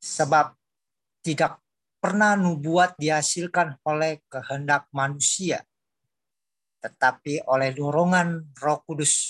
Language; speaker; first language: Indonesian; native; Indonesian